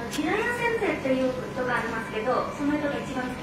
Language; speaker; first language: Japanese; non-native, fluent; Bangla